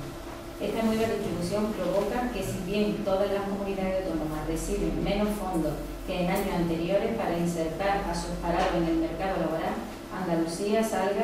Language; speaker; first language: Spanish; native; Spanish